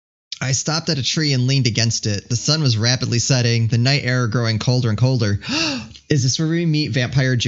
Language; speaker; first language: English; native; English